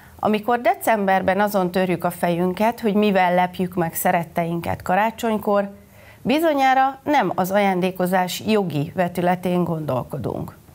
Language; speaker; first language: Hungarian; native; Hungarian